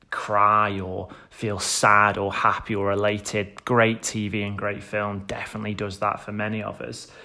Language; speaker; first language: English; native; English